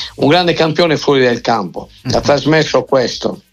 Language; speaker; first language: Italian; native; Italian